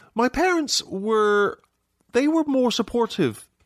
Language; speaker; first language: English; native; English